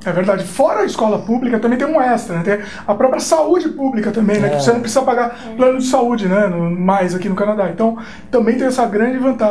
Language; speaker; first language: Portuguese; native; Portuguese